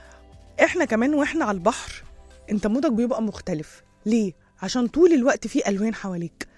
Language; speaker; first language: Arabic; native; Arabic